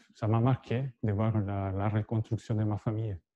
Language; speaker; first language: French; non-native, fluent; Spanish